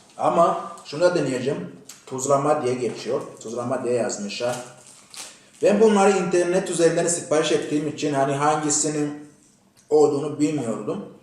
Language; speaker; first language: Turkish; non-native, fluent; Kinyarwanda